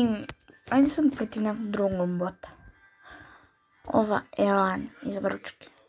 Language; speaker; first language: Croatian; early bilingual, heritage; Croatian